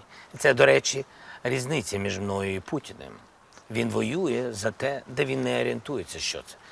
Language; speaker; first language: Ukrainian; non-native, local second language; Russian